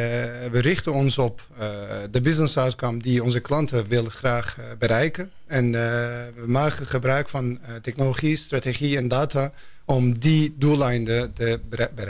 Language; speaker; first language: Dutch; non-native, fluent; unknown